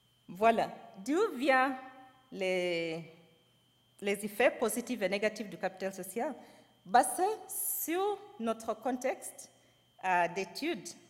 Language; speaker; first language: French; non-native, fluent; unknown